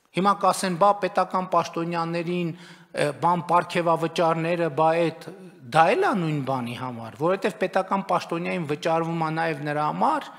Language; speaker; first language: Armenian; native; Armenian